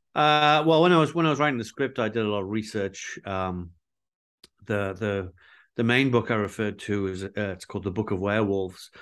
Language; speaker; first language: English; native; English